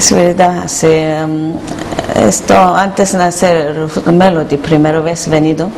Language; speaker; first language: Spanish; non-native, learner; Korean